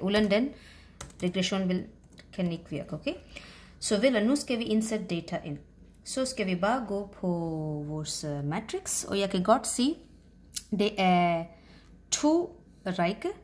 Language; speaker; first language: Danish; non-native, fluent; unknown